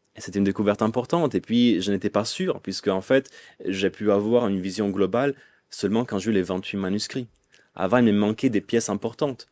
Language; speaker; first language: French; non-native, fluent; Italian